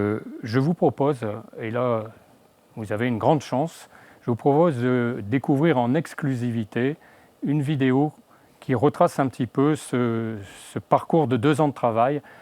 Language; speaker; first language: French; native; French